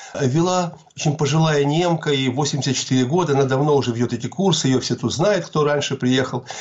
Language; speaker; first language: Russian; native; Russian